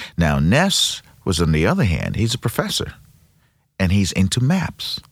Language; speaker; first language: English; non-native, local second language; Yoruba